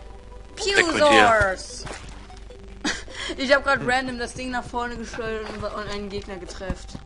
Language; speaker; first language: German; native; German